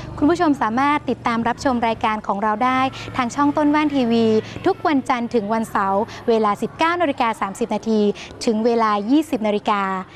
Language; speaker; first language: Thai; native; Thai